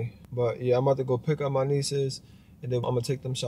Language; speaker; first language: English; native; English